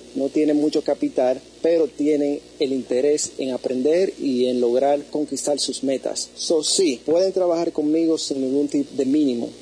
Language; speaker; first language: Spanish; early bilingual, heritage; Spanish